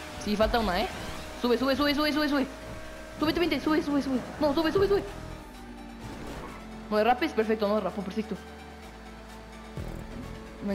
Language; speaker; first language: Spanish; native; Spanish